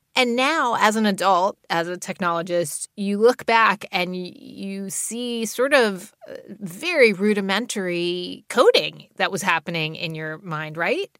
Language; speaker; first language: English; native; English